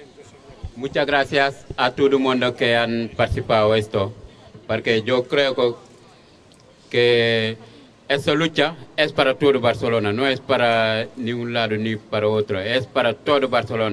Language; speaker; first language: Spanish; non-native, fluent; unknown